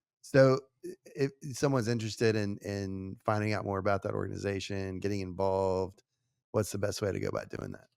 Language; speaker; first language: English; native; English